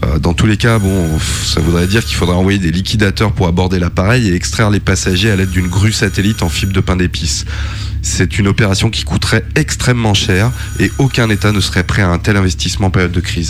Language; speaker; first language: French; native; French